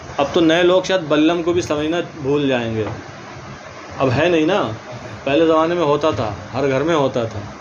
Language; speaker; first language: Urdu; native; Urdu